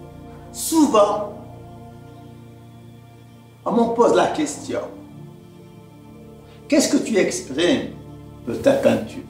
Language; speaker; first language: French; non-native, local second language; Arabic